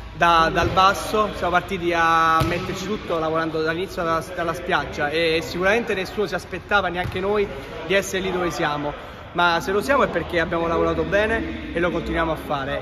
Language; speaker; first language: Italian; native; Italian